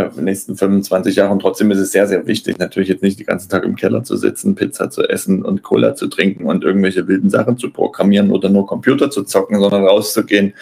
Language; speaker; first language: German; native; German